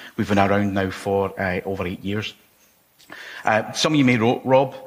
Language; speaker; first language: English; native; English